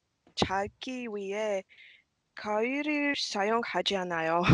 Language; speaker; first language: Korean; non-native, learner; Latvian